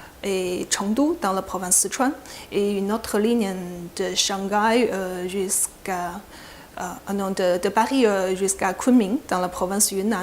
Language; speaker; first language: French; non-native, fluent; Chinese